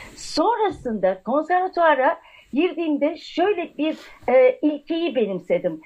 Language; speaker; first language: Turkish; native; Turkish